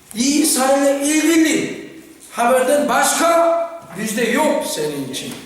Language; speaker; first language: Turkish; non-native, fluent; Korean